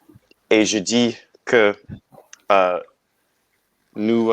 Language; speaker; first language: French; non-native, learner; English